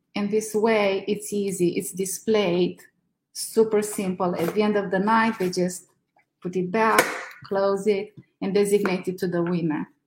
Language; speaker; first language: English; non-native, fluent; Romanian